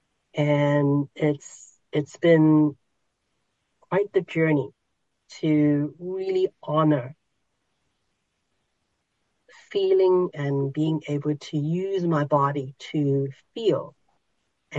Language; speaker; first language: English; non-native, local second language; Cantonese